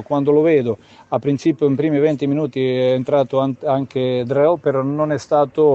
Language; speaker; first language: Italian; non-native, fluent; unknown